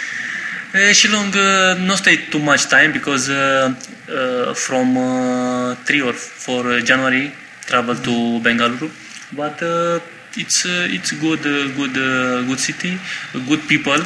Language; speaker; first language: English; non-native, learner; Romanian